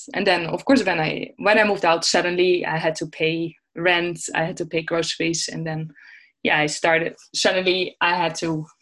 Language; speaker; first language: English; non-native, fluent; Dutch